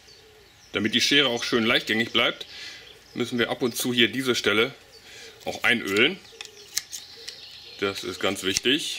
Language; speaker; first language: German; native; German